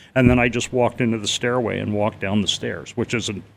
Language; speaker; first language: English; native; English